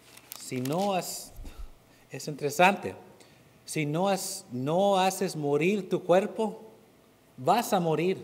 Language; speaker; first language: Spanish; non-native, fluent; English